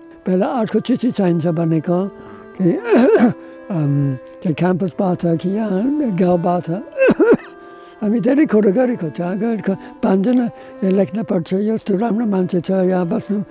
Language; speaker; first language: Nepali; non-native, learner; English